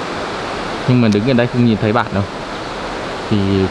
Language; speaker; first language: Vietnamese; native; Vietnamese